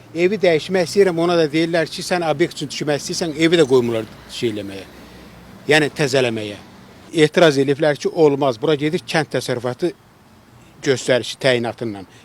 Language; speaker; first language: Azerbaijani; native; Azerbaijani